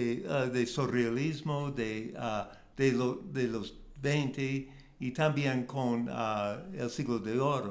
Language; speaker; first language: Spanish; non-native, learner; English